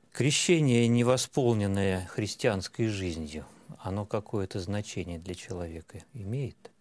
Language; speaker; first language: Russian; native; Russian